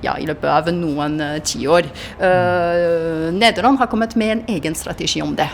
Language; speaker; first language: Norwegian; non-native, fluent; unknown